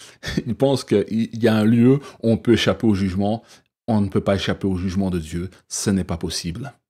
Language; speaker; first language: French; native; French